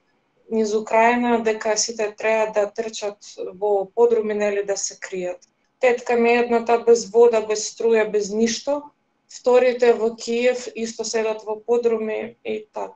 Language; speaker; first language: Macedonian; early bilingual, heritage; Macedonian